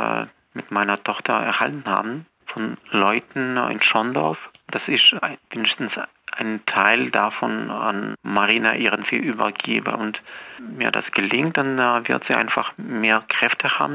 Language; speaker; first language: German; non-native, fluent; Belarusian